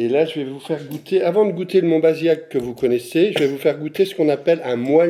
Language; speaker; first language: French; native; French